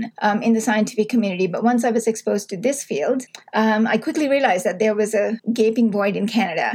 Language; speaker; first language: English; non-native, local second language; Sinhala